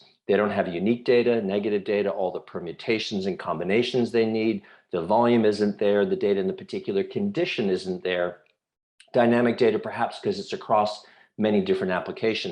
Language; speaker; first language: English; native; English